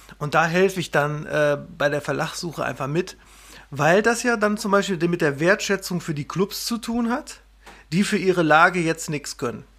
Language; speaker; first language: German; native; German